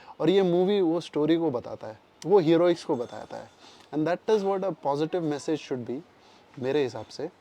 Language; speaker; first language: Hindi; non-native, local second language; Malayalam